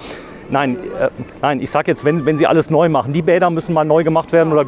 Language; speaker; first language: German; native; German